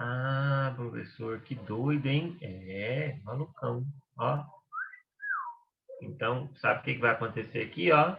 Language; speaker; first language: Portuguese; native; Portuguese